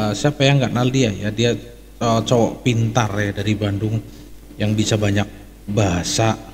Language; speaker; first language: Indonesian; native; Indonesian